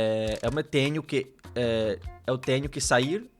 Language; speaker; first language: Portuguese; non-native, learner; English